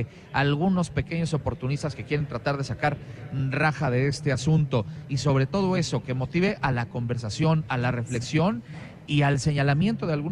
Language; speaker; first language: Spanish; native; Spanish